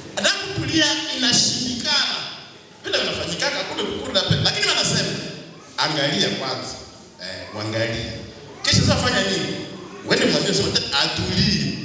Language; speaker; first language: Swahili; non-native, local second language; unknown